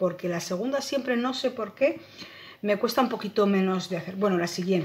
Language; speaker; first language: Spanish; native; Spanish